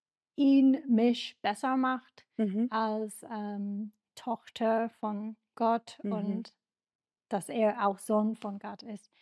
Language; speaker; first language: German; non-native, learner; English